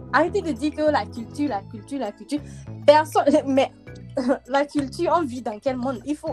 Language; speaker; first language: French; early bilingual, heritage; French